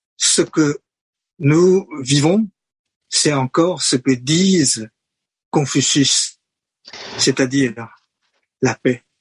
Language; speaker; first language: French; non-native, fluent; Chinese